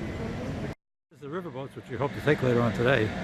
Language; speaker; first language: English; native; English